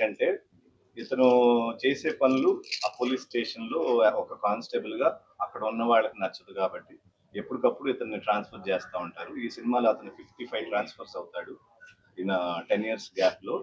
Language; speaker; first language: Telugu; native; Telugu